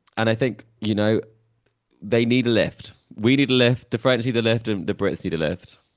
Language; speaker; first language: English; native; English